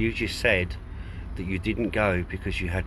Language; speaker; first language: English; native; English